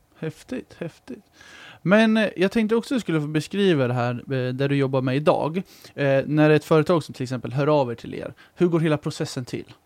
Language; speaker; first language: Swedish; native; Swedish